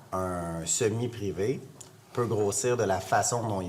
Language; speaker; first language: French; native; French